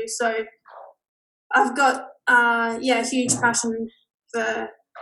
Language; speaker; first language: English; native; English